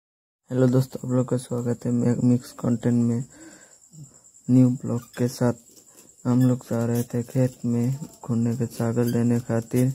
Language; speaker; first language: Hindi; non-native, local second language; Assamese